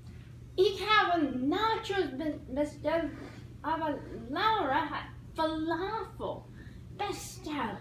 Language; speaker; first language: German; non-native, learner; English